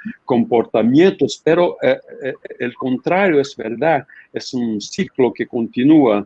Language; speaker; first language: Spanish; non-native, fluent; Portuguese